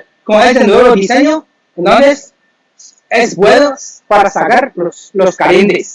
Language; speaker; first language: Spanish; non-native, learner; Chinese